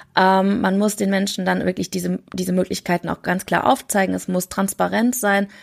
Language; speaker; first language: German; early bilingual, other home language; Korean